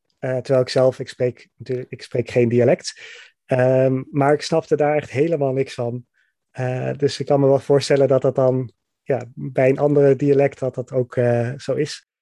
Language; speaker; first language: Dutch; native; Dutch